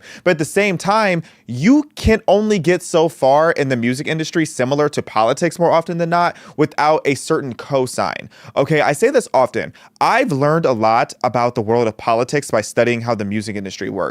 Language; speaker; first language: English; native; English